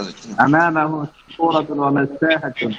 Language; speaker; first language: Arabic; non-native, learner; Bangla